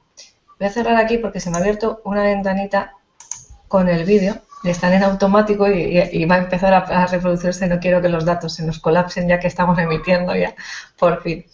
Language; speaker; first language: Spanish; native; Spanish